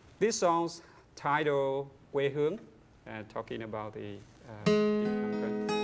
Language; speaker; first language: English; non-native, learner; Vietnamese